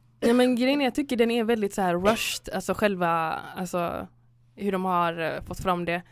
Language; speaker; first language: Swedish; early bilingual, other home language; Somali